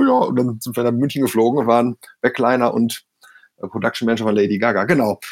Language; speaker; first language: German; native; German